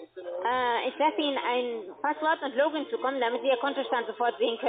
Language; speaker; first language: German; non-native, fluent; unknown